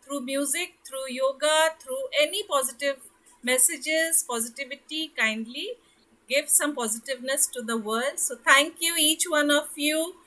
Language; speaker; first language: English; non-native, local second language; Hindi